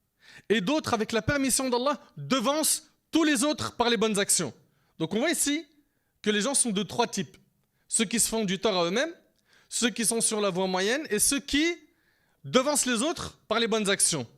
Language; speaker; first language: French; native; French